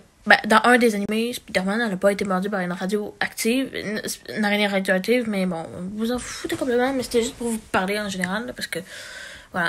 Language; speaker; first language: French; native; French